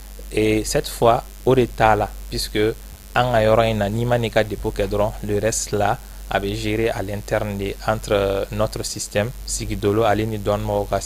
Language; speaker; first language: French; non-native, local second language; Bambara